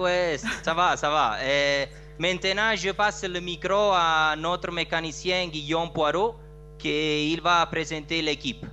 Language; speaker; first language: French; non-native, learner; Italian